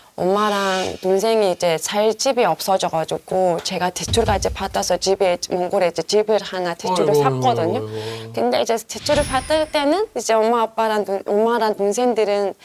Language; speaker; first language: Korean; non-native, fluent; Mongolian